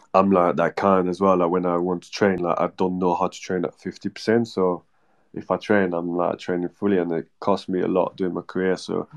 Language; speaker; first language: English; non-native, fluent; French